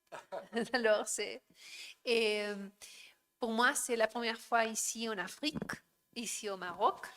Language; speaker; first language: French; non-native, fluent; Spanish